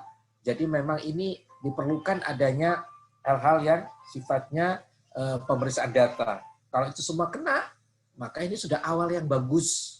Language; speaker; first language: Indonesian; non-native, local second language; Javanese